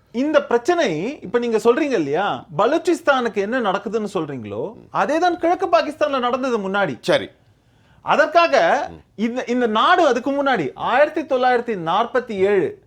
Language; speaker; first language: Tamil; native; Tamil